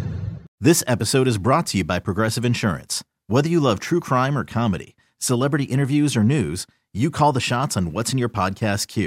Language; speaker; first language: English; native; English